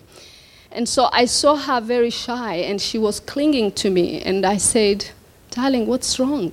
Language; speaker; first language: English; non-native, local second language; Somali